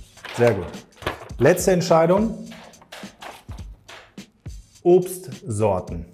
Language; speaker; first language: German; native; German